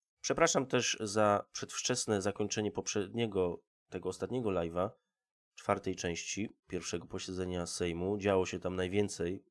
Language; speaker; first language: Polish; native; Polish